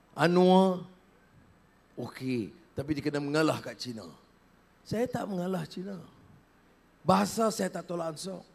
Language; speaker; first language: Malay; native; Malay